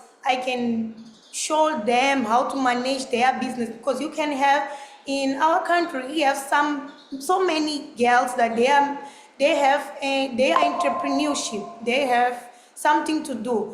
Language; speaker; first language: English; non-native, learner; Portuguese